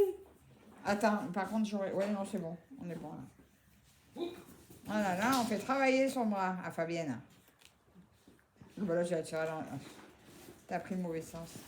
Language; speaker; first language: French; native; French